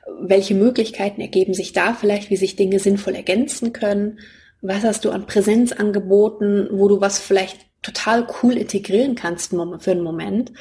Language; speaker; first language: German; native; German